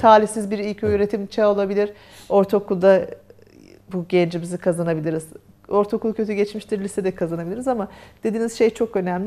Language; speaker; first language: Turkish; native; Turkish